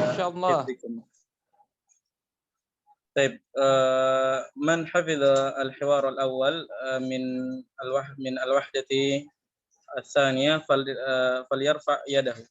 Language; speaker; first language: Arabic; non-native, fluent; Indonesian